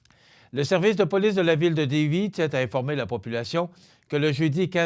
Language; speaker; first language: French; native; French